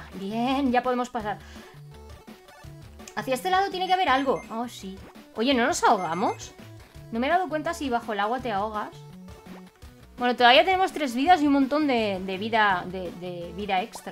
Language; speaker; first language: Spanish; native; Spanish